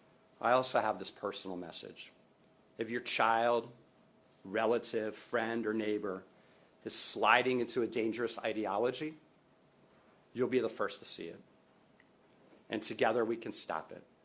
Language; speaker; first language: English; native; English